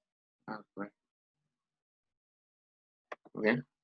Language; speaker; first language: Spanish; native; Spanish